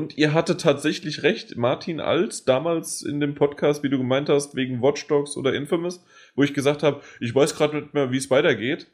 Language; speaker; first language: German; native; German